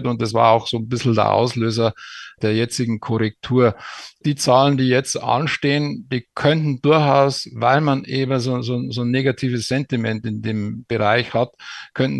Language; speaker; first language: German; native; German